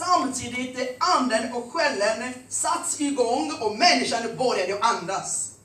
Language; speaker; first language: Swedish; non-native, fluent; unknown